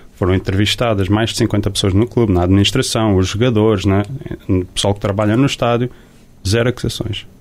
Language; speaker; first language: Portuguese; early bilingual, heritage; Portuguese